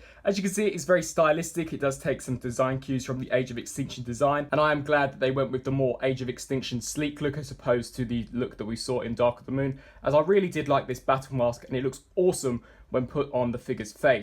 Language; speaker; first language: English; native; English